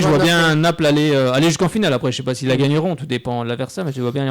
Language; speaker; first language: French; native; French